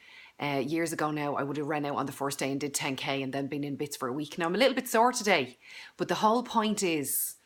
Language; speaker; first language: English; native; English